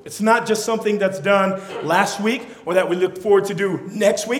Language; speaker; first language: English; early bilingual, other home language; Tongan